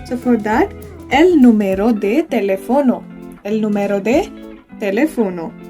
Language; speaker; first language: Spanish; non-native, learner; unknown